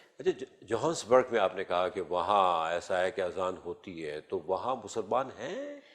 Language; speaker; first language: Urdu; native; Urdu